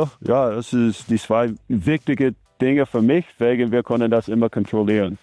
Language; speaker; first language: German; non-native, learner; English